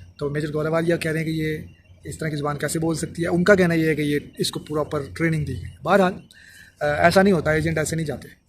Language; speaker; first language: Urdu; native; Urdu